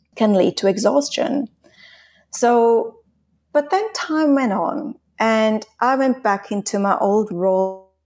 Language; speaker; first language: English; non-native, fluent; Swiss German